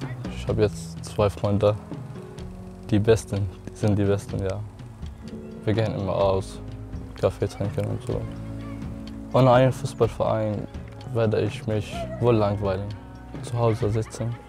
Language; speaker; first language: German; non-native, learner; Arabic